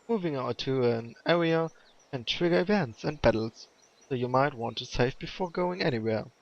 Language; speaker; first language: English; non-native, fluent; German